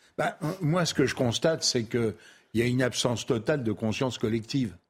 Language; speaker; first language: French; native; French